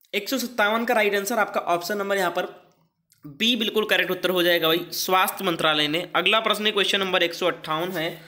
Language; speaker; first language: Hindi; native; Hindi